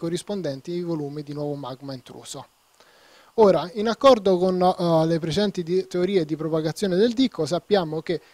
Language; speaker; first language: Italian; native; Italian